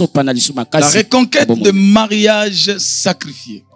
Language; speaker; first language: French; non-native, local second language; Lingala